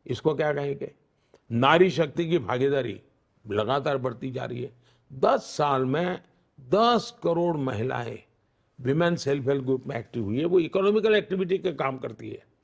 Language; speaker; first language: Hindi; non-native, local second language; Gujarati